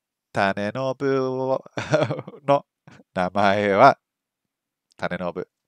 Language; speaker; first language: Japanese; non-native, learner; English